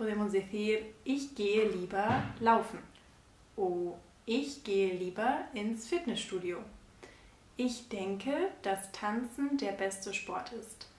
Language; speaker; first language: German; non-native, fluent; Spanish